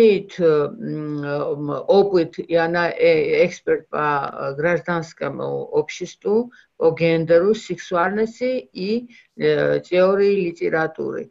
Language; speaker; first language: Russian; non-native, local second language; Georgian